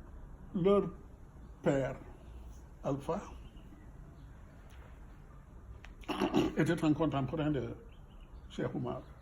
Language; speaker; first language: French; non-native, local second language; Fula